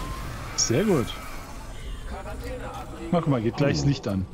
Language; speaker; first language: German; native; German